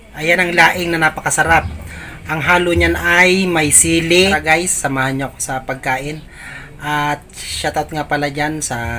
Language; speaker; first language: Filipino; native; Filipino